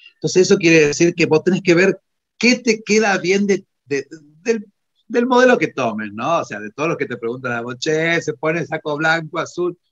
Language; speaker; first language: Spanish; non-native, fluent; Italian